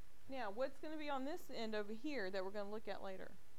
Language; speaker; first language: English; native; English